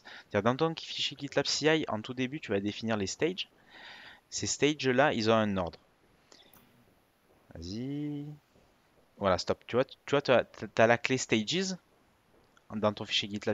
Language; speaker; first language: French; native; French